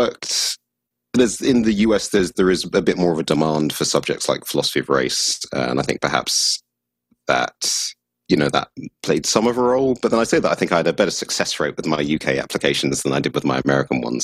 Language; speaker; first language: English; native; English